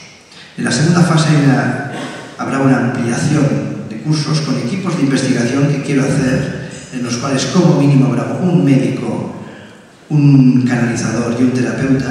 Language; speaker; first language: Spanish; native; Spanish